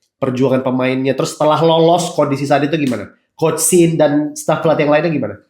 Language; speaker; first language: Indonesian; native; Indonesian